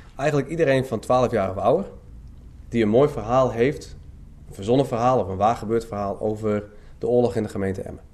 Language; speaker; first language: Dutch; native; Dutch